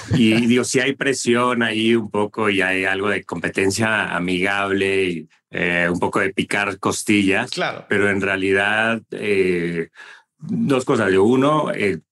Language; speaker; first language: Spanish; native; Spanish